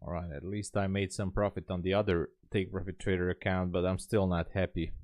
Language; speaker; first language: English; non-native, fluent; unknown